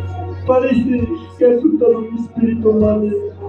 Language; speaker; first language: Spanish; non-native, local second language; Quechua